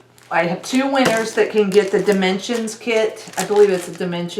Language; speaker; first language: English; native; English